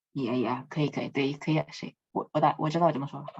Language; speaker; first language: Chinese; non-native, fluent; Indonesian